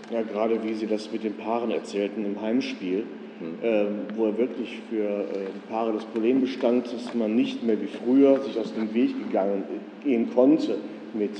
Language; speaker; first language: German; native; German